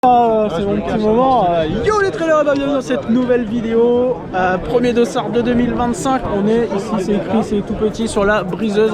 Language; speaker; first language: French; native; French